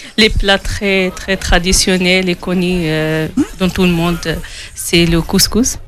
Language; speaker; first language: French; non-native, local second language; Arabic